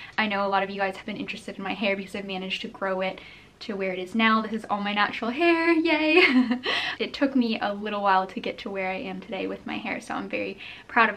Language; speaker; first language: English; native; English